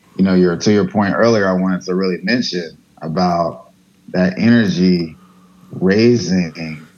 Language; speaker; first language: English; native; English